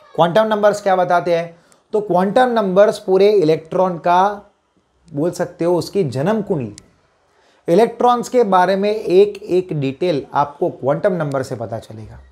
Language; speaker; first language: Hindi; non-native, local second language; Gujarati